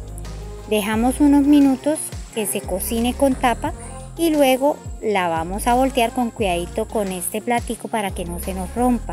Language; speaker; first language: Spanish; native; Spanish